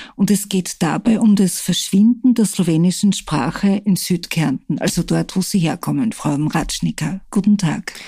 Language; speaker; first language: German; native; German